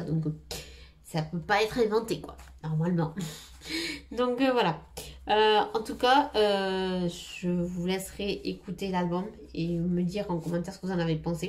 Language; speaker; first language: French; native; French